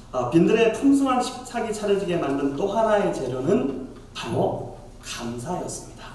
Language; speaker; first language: Korean; native; Korean